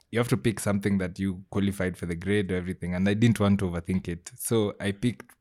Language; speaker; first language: English; non-native, local second language; Gusii